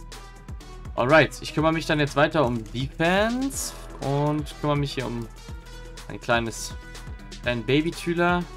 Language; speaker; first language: German; native; German